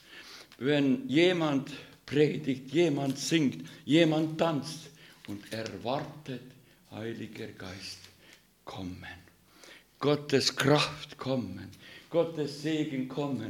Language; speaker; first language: German; non-native, learner; Russian